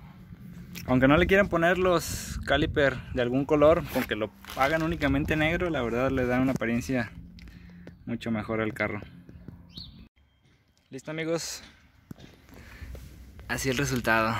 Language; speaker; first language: Spanish; native; Spanish